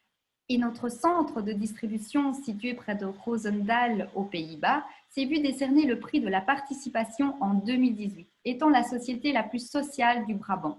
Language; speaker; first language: French; native; French